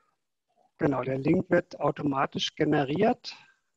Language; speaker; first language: German; native; German